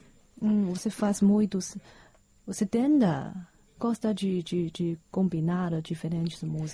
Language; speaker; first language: Portuguese; non-native, fluent; Chinese